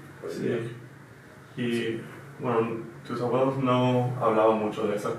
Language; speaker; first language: Spanish; non-native, learner; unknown